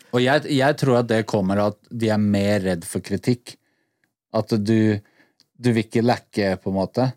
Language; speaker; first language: Norwegian; native; Norwegian